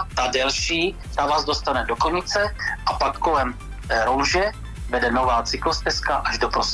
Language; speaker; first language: Czech; native; Czech